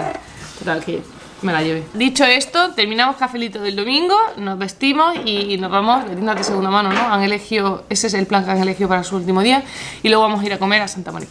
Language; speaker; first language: Spanish; native; Spanish